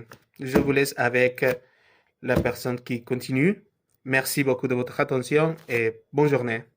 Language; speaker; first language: French; non-native, learner; Spanish